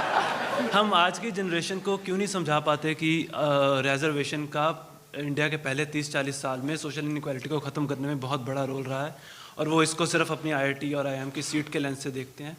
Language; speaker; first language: Hindi; native; Hindi